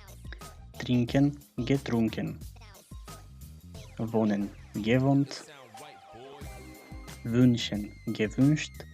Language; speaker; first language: German; non-native, fluent; Macedonian